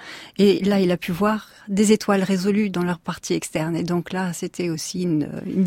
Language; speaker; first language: French; native; French